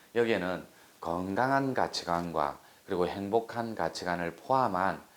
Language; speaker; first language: Korean; native; Korean